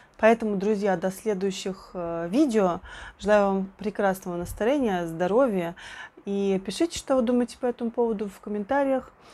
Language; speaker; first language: Russian; native; Russian